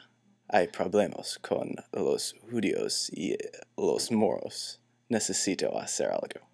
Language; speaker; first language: Spanish; non-native, learner; English